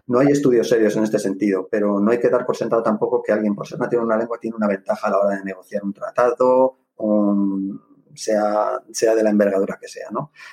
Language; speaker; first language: Spanish; native; Spanish